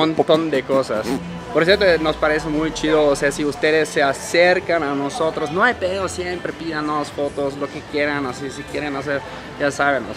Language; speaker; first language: Spanish; non-native, fluent; German